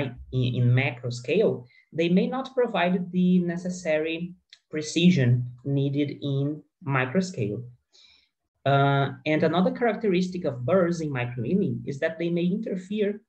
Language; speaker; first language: English; non-native, fluent; Portuguese